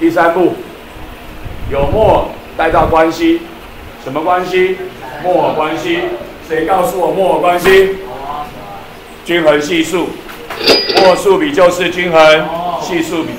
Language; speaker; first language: Chinese; native; Chinese